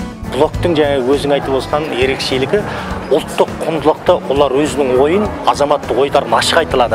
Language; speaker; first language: Kazakh; early bilingual, heritage; Kazakh